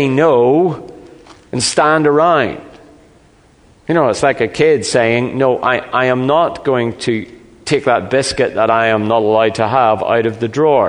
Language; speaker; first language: English; native; English